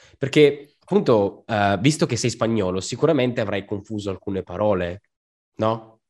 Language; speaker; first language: Italian; native; Italian